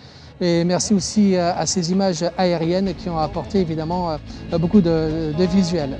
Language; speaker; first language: French; native; French